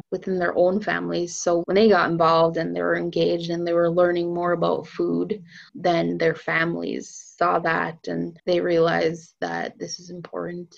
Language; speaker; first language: English; native; English